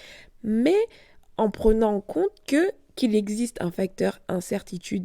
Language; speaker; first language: French; native; French